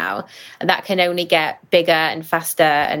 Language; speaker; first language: English; native; English